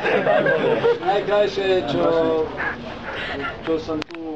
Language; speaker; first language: Slovak; non-native, learner; Serbian